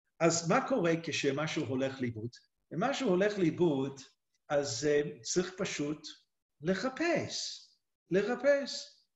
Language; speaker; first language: Hebrew; native; Hebrew